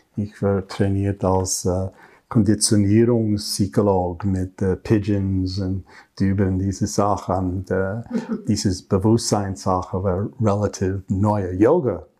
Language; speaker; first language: German; non-native, learner; English